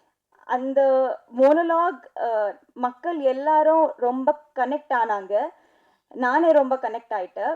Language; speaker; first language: Tamil; non-native, learner; Telugu